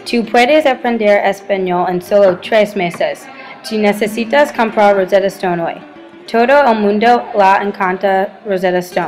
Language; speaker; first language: Spanish; non-native, learner; English